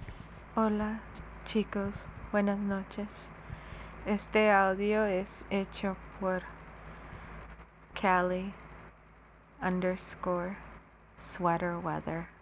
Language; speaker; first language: Spanish; early bilingual, heritage; Spanish